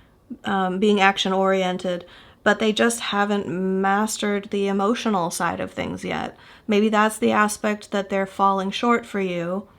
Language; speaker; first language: English; native; English